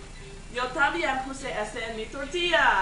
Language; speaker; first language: Spanish; non-native, learner; English